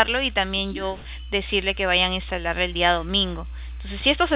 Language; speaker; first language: Spanish; native; Spanish